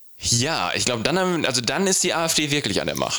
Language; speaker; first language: German; native; German